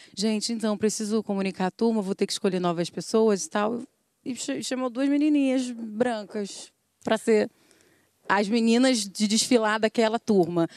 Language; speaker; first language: Portuguese; native; Portuguese